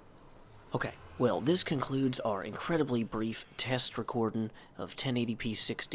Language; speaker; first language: English; native; English